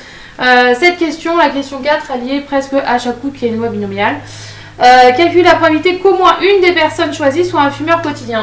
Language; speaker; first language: French; native; French